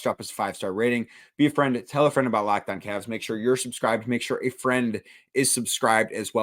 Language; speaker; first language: English; native; English